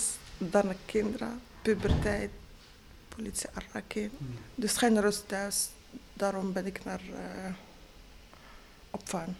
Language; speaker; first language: Dutch; non-native, learner; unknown